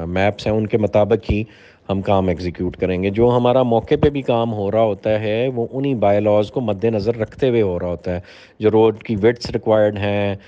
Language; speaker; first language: Urdu; native; Urdu